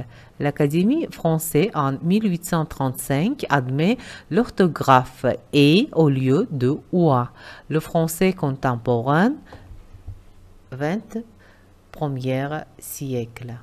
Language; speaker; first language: French; non-native, fluent; Uzbek